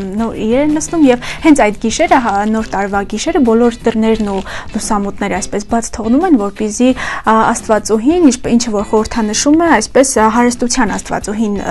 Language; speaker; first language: Armenian; native; Armenian